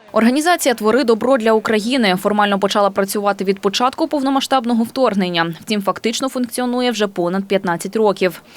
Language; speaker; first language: Ukrainian; native; Ukrainian